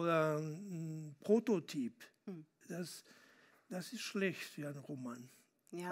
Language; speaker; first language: German; non-native, fluent; Spanish